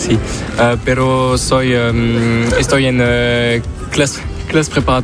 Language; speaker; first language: Spanish; non-native, learner; French